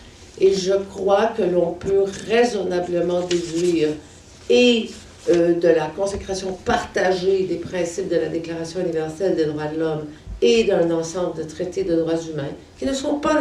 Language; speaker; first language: French; native; French